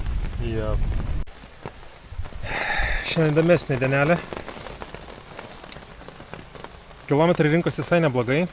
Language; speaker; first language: Lithuanian; native; Lithuanian